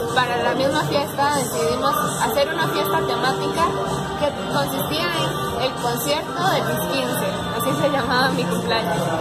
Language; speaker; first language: Spanish; native; Spanish